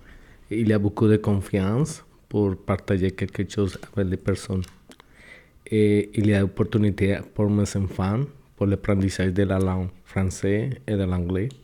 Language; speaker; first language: French; non-native, learner; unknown